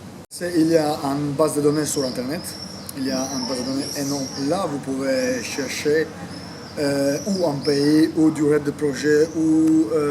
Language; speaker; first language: French; non-native, fluent; Croatian